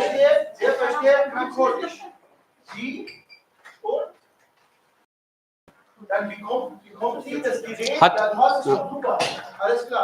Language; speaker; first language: German; non-native, fluent; Arabic